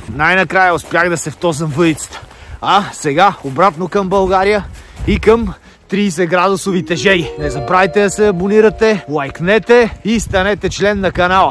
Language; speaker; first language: Bulgarian; native; Bulgarian